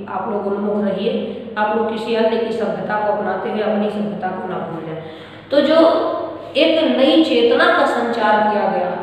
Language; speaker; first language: Hindi; native; Hindi